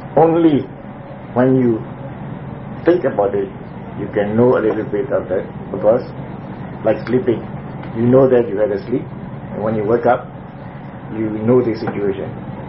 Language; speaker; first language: English; non-native, fluent; Burmese